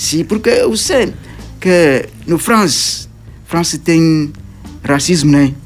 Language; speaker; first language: Portuguese; non-native, learner; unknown